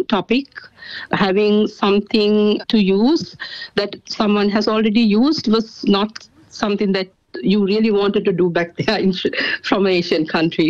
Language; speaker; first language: English; non-native, local second language; Sinhala